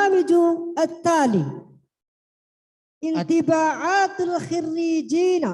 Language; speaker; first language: Arabic; non-native, fluent; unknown